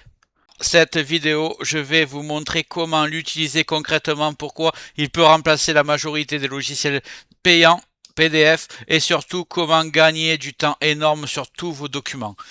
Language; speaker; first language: French; native; French